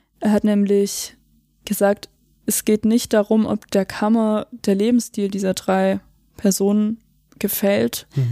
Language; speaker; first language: German; native; German